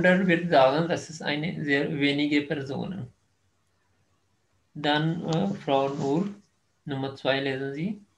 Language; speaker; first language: German; non-native, fluent; Urdu